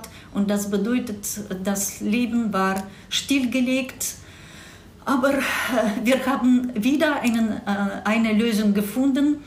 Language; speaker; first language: German; non-native, fluent; Russian